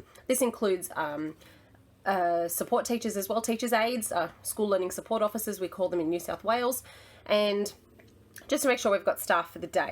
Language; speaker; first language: English; native; English